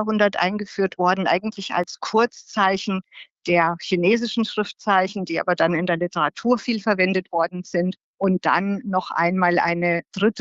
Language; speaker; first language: German; native; German